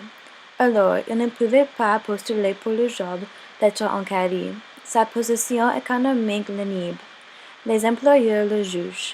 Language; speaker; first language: French; non-native, learner; English